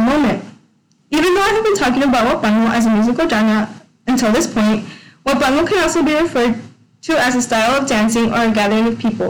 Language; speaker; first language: English; native; English